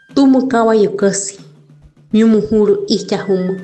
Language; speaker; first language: Spanish; non-native, local second language; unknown